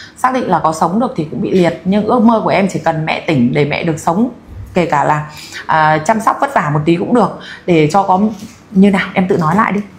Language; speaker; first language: Vietnamese; native; Vietnamese